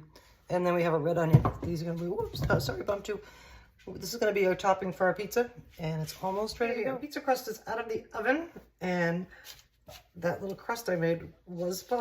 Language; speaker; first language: English; native; English